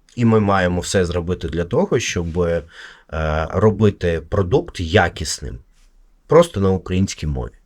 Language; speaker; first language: Ukrainian; non-native, local second language; Russian